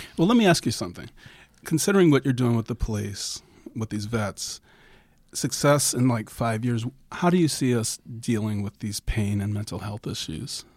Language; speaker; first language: English; native; English